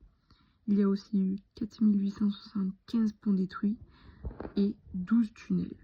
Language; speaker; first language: French; native; French